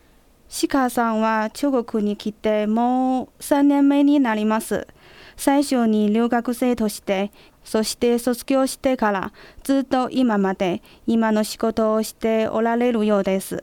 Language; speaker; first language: Japanese; non-native, fluent; Chinese